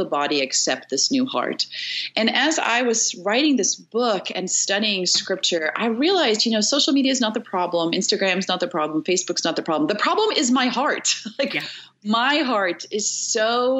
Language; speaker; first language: English; native; English